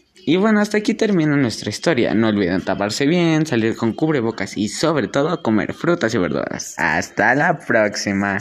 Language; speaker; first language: Spanish; native; Spanish